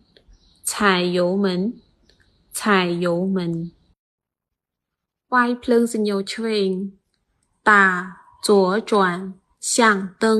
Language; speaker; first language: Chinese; non-native, fluent; Khmer